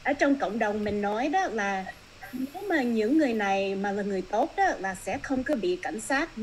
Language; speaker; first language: Vietnamese; early bilingual, heritage; Vietnamese